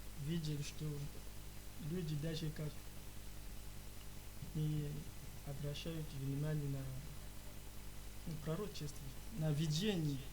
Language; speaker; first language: Russian; non-native, learner; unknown